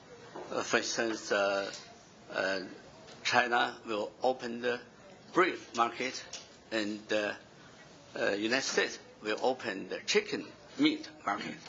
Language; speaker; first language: English; non-native, fluent; Chinese